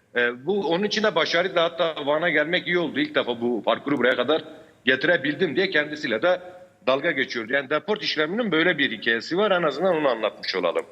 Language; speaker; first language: Turkish; native; Turkish